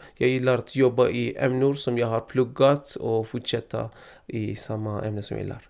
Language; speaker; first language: Swedish; non-native, fluent; Persian